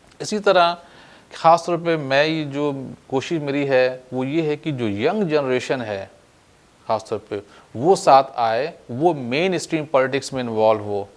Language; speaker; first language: Urdu; native; Urdu